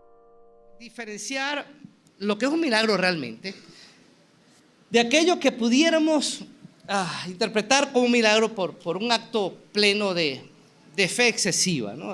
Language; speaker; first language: Spanish; native; Spanish